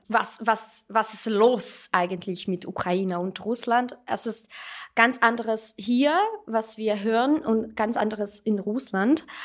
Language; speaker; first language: German; non-native, fluent; Russian